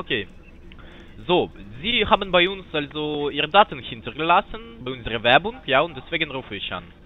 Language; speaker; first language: German; non-native, learner; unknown